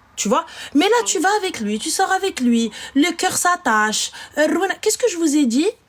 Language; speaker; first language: French; early bilingual, other home language; Arabic